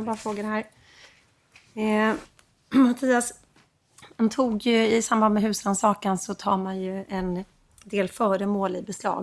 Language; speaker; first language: Swedish; native; Swedish